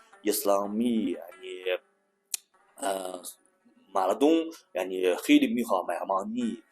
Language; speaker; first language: Persian; non-native, learner; Chinese